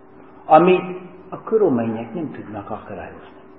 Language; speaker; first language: Hungarian; non-native, fluent; English